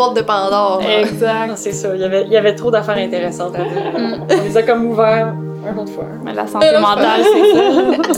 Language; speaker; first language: French; native; French